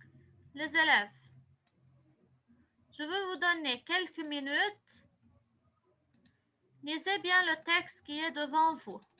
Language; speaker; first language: French; non-native, local second language; Arabic